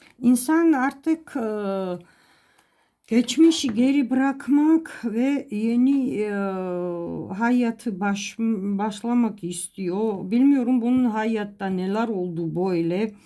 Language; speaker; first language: Turkish; non-native, fluent; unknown